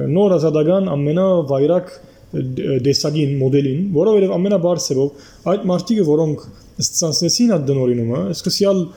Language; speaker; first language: Armenian; early bilingual, heritage; Armenian